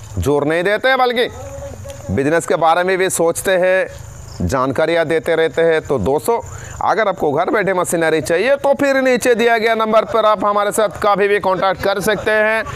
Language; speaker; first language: Hindi; non-native, local second language; Bangla